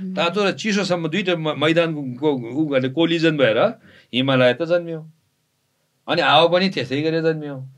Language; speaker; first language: Nepali; non-native, local second language; Tibetan